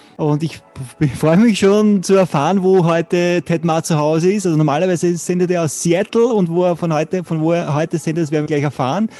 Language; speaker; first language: German; native; German